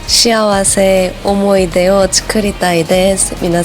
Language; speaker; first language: Japanese; non-native, learner; Korean